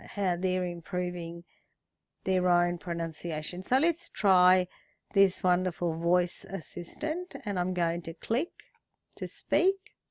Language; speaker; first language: English; native; English